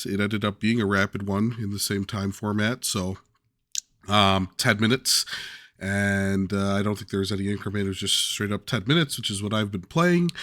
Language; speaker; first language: English; native; English